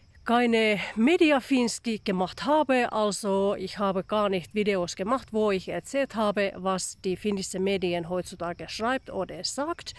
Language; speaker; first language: German; non-native, fluent; Finnish